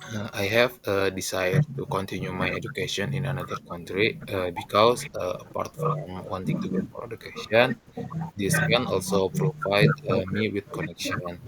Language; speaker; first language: English; non-native, learner; Indonesian